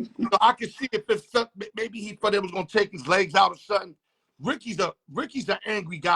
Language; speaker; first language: English; native; English